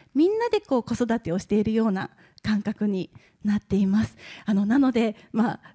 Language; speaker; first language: Japanese; native; Japanese